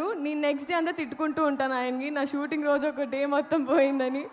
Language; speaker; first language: Telugu; non-native, fluent; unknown